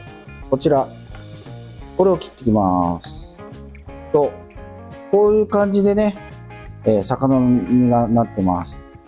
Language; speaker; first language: Japanese; native; Japanese